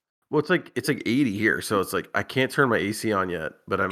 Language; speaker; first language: English; native; English